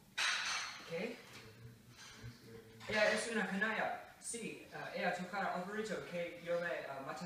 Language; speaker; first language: Spanish; non-native, learner; English